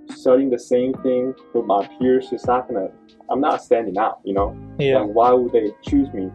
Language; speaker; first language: English; non-native, learner; Korean